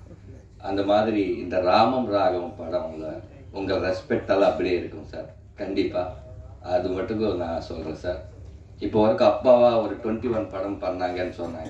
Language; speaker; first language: Tamil; non-native, learner; Telugu